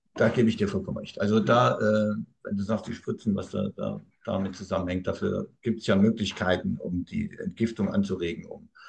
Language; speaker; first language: German; native; German